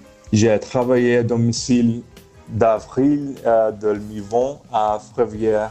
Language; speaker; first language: French; non-native, fluent; Portuguese